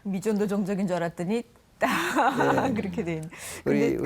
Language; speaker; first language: Korean; native; Korean